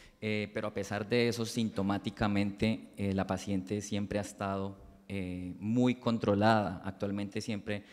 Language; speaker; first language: Spanish; native; Spanish